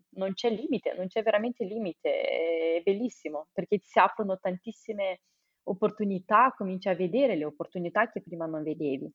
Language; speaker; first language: Italian; non-native, fluent; Romanian